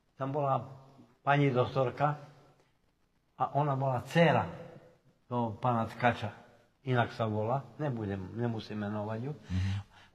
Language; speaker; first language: Slovak; native; Slovak